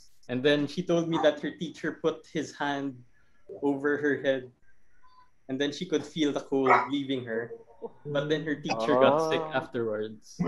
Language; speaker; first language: English; non-native, local second language; Filipino